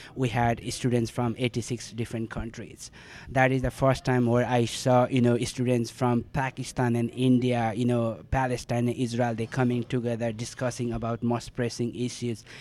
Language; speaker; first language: English; non-native, local second language; Nepali